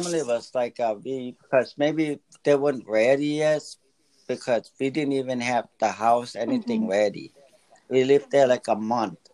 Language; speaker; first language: English; early bilingual, other home language; Lao